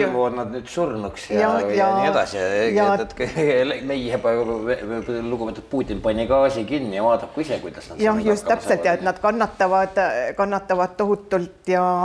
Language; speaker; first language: Estonian; native; Estonian